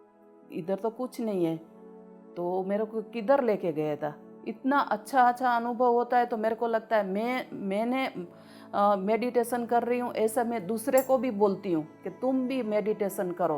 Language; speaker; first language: Hindi; non-native, local second language; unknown